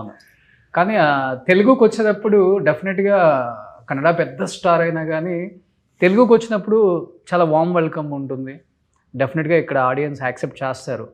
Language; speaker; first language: Telugu; native; Telugu